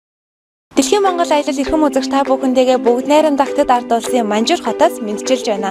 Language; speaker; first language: Mongolian; native; Mongolian